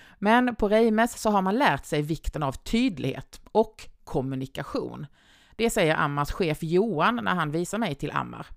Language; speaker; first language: Swedish; native; Swedish